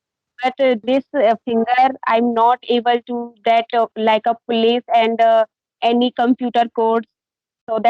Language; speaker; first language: English; non-native, learner; Hindi